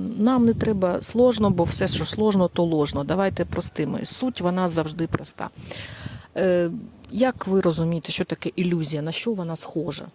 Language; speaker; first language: Ukrainian; non-native, local second language; Russian